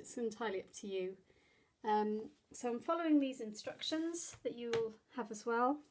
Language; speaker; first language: English; native; English